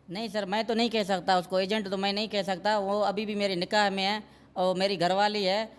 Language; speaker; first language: Urdu; non-native, local second language; Sindhi